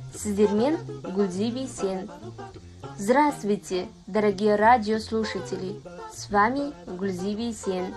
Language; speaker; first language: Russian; non-native, fluent; Kazakh